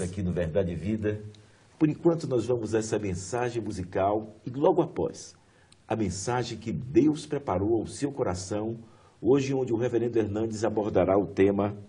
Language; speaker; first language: Portuguese; native; Portuguese